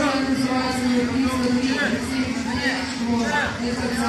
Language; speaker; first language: Russian; native; Russian